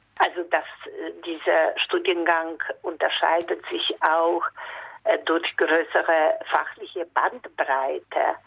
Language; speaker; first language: German; non-native, fluent; Polish